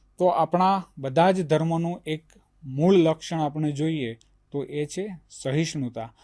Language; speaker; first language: Gujarati; native; Gujarati